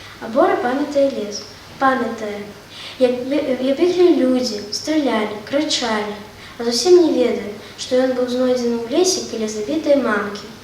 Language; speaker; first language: Belarusian; native; Belarusian